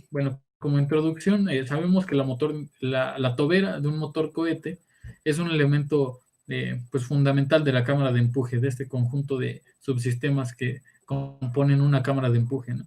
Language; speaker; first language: Spanish; native; Spanish